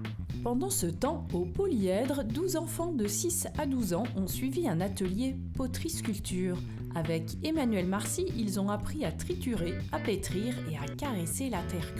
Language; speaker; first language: French; native; French